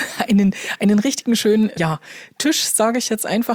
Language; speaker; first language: German; native; German